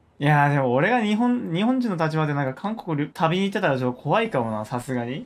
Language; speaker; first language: Japanese; non-native, fluent; Korean